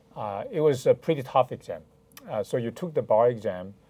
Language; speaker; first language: English; non-native, fluent; Chinese